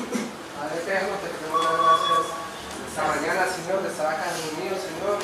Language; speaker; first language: Spanish; native; Spanish